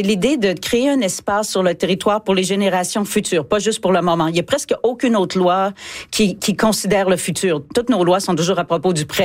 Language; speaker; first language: French; native; French